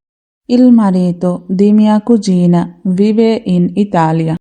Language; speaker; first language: Italian; non-native, fluent; Bangla